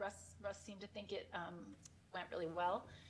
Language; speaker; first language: English; native; English